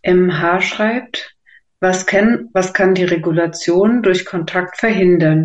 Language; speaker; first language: German; native; German